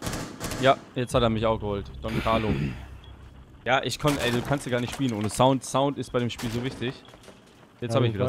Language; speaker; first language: German; native; German